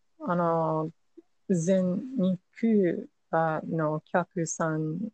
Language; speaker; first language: Japanese; non-native, learner; English